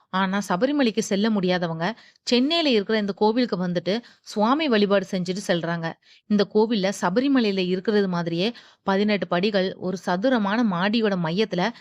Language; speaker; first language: Tamil; native; Tamil